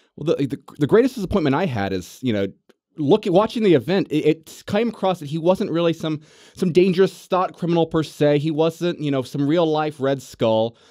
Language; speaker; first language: English; native; English